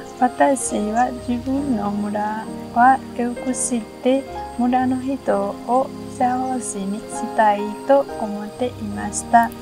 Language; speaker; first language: Japanese; non-native, learner; Nepali